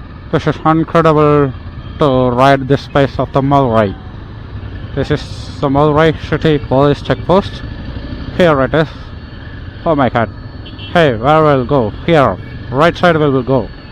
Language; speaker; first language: English; non-native, local second language; Tamil